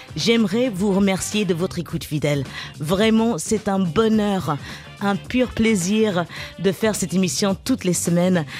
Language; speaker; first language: French; native; French